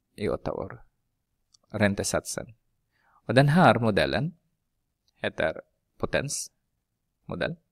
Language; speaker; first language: Swedish; non-native, fluent; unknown